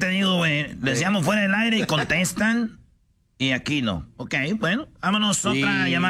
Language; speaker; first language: Spanish; native; Spanish